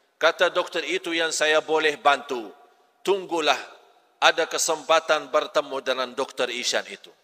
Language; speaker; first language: Malay; non-native, fluent; Arabic